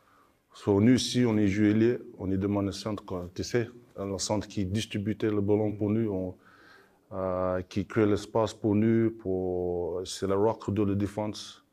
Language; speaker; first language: French; non-native, learner; English